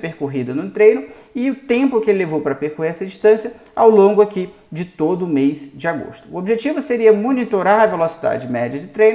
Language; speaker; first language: Portuguese; native; Portuguese